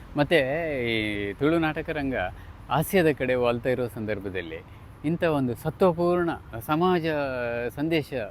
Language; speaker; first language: Kannada; non-native, local second language; Tulu